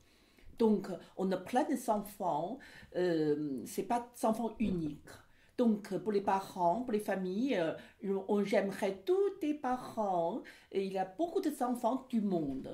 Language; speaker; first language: French; non-native, learner; Chinese